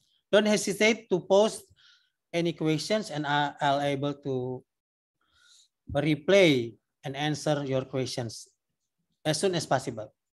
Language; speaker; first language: English; non-native, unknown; Indonesian